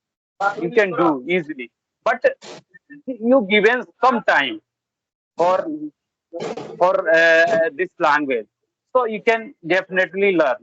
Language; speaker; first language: English; non-native, learner; Bhojpuri